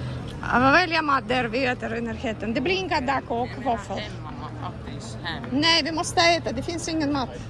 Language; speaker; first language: Swedish; non-native, learner; Russian